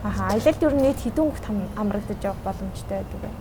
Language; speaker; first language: Mongolian; native; Mongolian